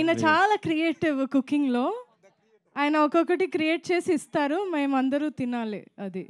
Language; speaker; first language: Telugu; non-native, fluent; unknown